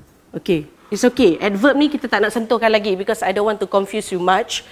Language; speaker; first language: English; non-native, local second language; Malay